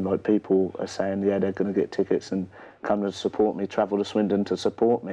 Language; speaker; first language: English; native; English